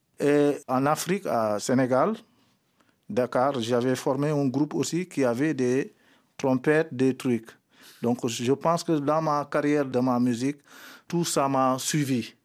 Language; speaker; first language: French; non-native, local second language; Mandingo